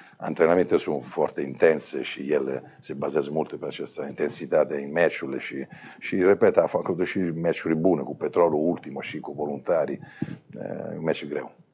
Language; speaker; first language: Romanian; non-native, fluent; Italian